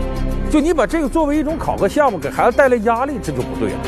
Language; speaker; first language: Chinese; native; Chinese